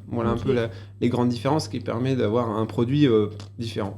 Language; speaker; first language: French; native; French